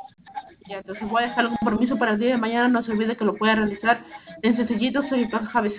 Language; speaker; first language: Spanish; native; Spanish